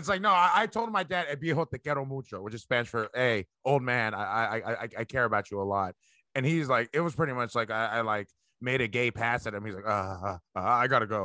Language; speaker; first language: English; early bilingual, other home language; Spanish